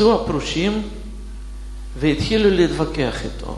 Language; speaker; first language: Hebrew; non-native, fluent; Russian